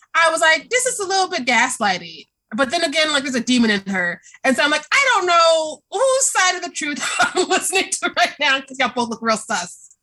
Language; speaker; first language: English; native; English